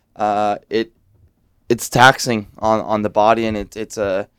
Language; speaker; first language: English; non-native, fluent; Danish